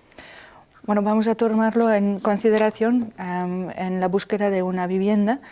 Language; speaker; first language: Spanish; non-native, fluent; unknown